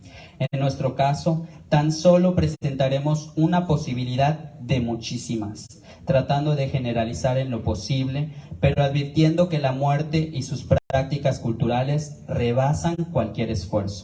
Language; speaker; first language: Spanish; native; Spanish